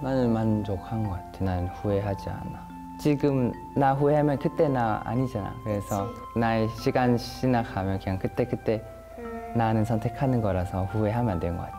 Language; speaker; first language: Korean; non-native, fluent; Thai